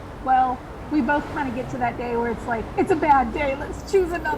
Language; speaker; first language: English; native; English